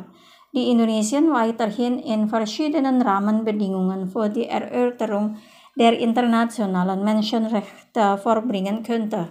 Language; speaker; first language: German; non-native, fluent; Indonesian